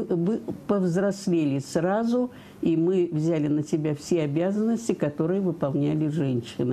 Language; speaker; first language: Russian; native; Russian